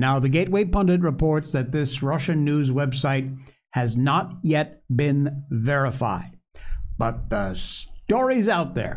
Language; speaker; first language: English; native; English